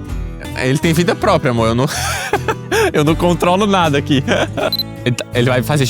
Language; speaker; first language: Portuguese; native; Portuguese